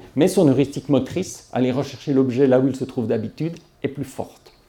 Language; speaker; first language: French; native; French